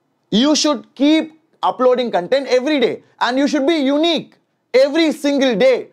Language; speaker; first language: English; non-native, local second language; Tamil